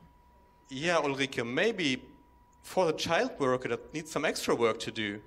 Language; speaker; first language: English; non-native, fluent; German